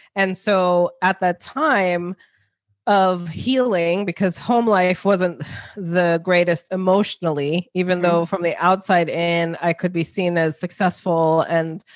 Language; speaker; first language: English; native; English